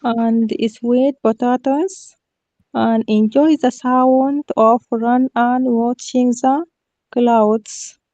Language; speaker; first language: English; non-native, learner; Arabic